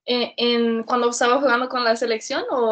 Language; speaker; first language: Spanish; early bilingual, heritage; Spanish